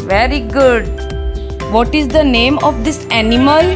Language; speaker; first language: English; non-native, local second language; Hindi